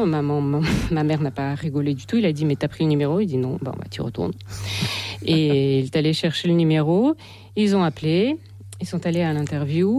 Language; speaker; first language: French; non-native, fluent; Russian